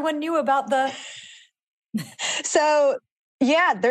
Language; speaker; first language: English; early bilingual, other home language; Spanish